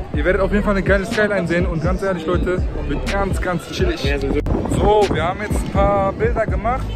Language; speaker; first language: German; early bilingual, other home language; Turkish